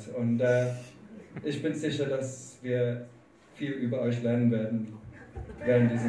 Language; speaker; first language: German; non-native, fluent; English